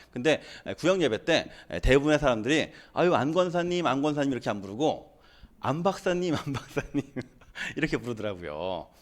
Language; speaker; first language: Korean; native; Korean